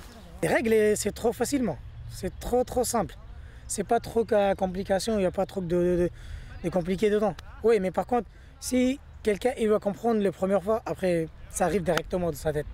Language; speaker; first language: French; non-native, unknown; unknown